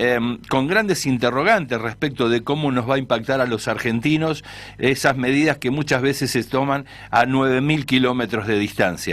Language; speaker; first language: Spanish; native; Spanish